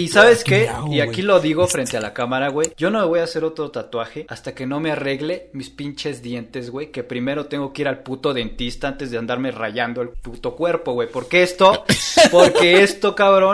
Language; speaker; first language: Spanish; native; Spanish